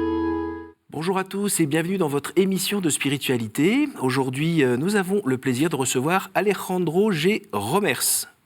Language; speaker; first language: French; native; French